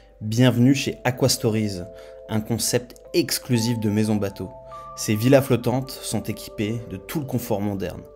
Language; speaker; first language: French; native; French